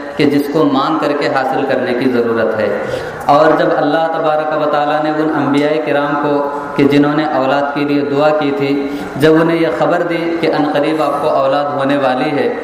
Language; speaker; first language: Urdu; native; Urdu